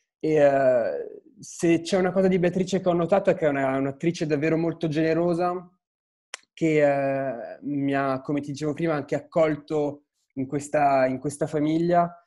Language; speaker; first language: Italian; early bilingual, other home language; Arabic